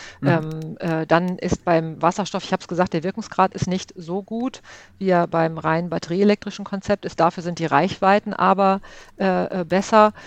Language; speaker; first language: German; native; German